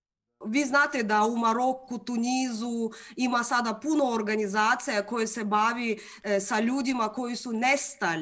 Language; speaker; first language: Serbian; non-native, fluent; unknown